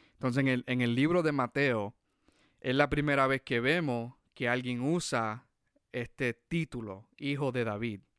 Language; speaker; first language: Spanish; early bilingual, heritage; Spanish